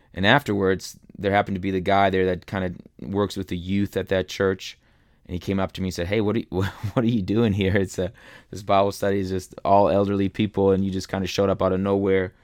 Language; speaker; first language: English; early bilingual, other home language; German